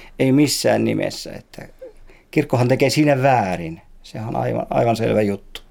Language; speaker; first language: Finnish; native; Finnish